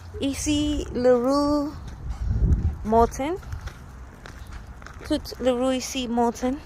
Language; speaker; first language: French; non-native, learner; Spanish